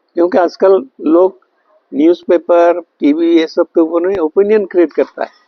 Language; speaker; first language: Hindi; non-native, local second language; Bangla